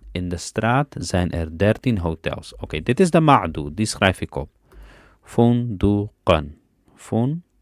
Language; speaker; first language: Dutch; early bilingual, other home language; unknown